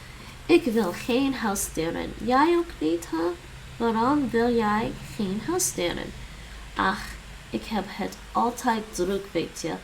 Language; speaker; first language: Dutch; non-native, learner; English